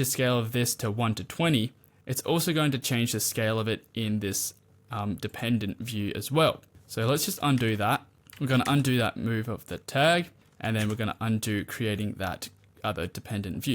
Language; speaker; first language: English; native; English